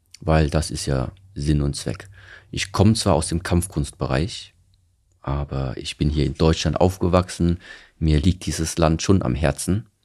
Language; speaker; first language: German; early bilingual, other home language; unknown